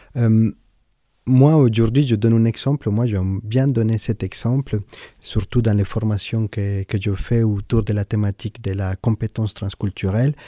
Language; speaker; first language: French; non-native, fluent; Spanish